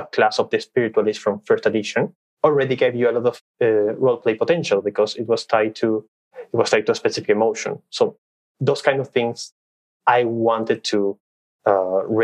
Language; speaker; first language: English; non-native, fluent; Spanish